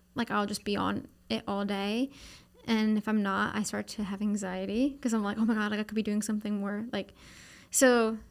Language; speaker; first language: English; native; English